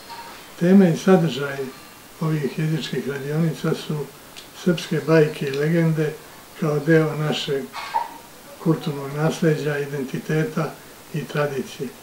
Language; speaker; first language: Croatian; native; Croatian